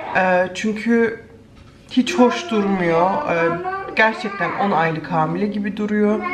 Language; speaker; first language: Turkish; early bilingual, heritage; Turkish